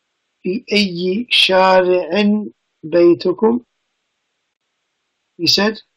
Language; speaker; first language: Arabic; non-native, fluent; English